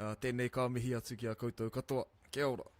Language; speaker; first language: Māori; non-native, local second language; English